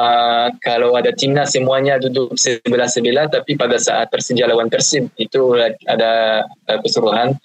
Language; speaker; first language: Indonesian; non-native, fluent; French